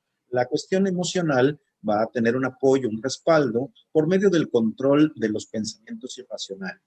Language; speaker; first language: Spanish; native; Spanish